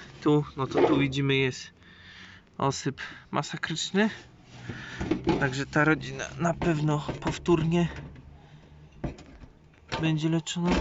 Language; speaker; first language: Polish; native; Polish